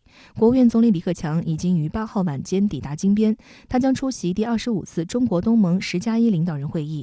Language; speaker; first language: Chinese; native; Chinese